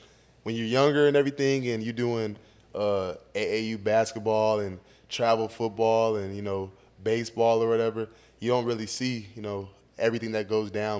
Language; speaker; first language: English; native; English